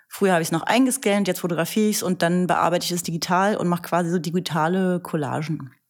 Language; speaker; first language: German; native; German